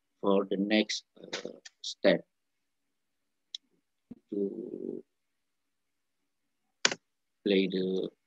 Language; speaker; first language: English; non-native, learner; Indonesian